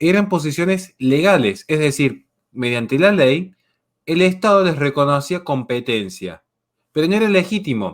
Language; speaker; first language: Spanish; native; Spanish